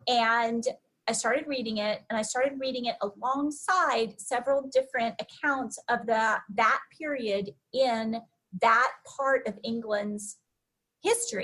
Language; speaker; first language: English; native; English